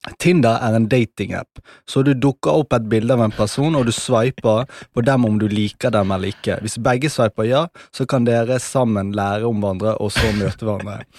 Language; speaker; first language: Norwegian; native; Norwegian